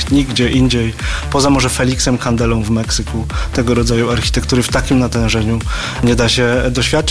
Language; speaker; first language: Polish; native; Polish